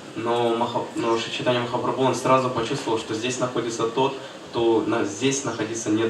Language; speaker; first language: Russian; native; Russian